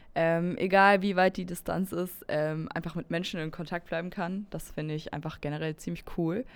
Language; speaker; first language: German; native; German